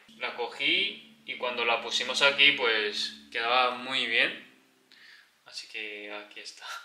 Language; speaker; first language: Spanish; non-native, fluent; Korean